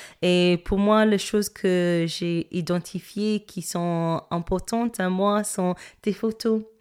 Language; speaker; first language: French; non-native, fluent; English